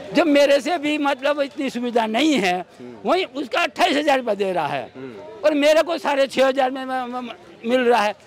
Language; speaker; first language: Hindi; non-native, local second language; Gujarati